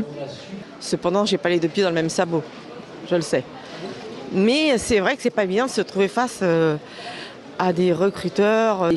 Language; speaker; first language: French; native; French